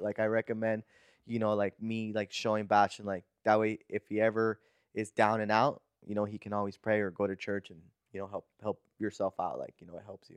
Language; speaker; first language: English; native; English